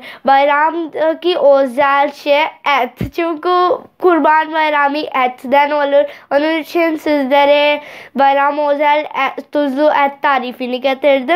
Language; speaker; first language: Turkish; non-native, learner; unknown